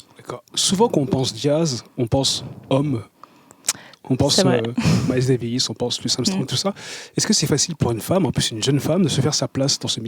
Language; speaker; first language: French; native; French